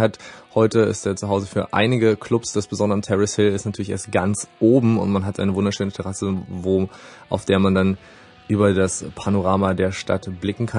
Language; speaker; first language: German; native; German